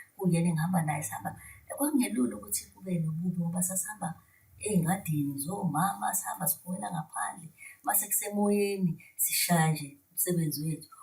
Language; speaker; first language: Zulu; native; Zulu